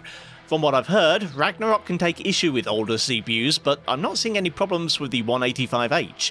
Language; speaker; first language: English; native; English